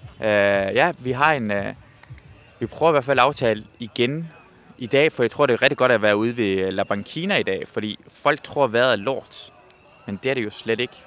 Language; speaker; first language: Danish; non-native, fluent; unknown